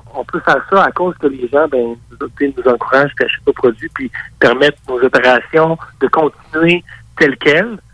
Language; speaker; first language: French; native; French